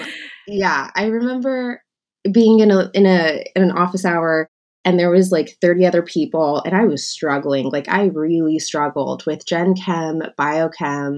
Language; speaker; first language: English; native; English